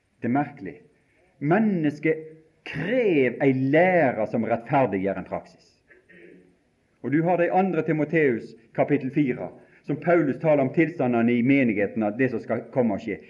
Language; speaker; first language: Norwegian; native; Norwegian